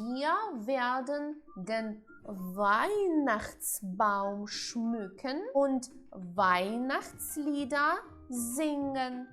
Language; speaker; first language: German; non-native, fluent; Ukrainian